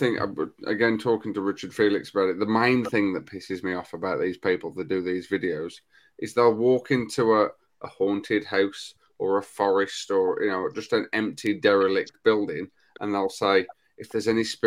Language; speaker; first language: English; native; English